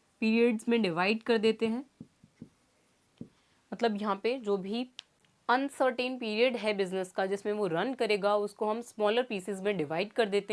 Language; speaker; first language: Hindi; native; Hindi